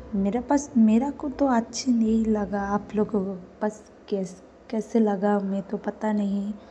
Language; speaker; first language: Hindi; non-native, local second language; Bangla